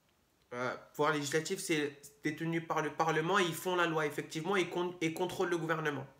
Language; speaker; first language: French; native; French